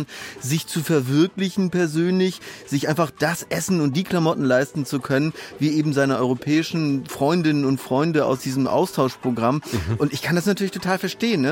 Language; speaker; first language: German; native; German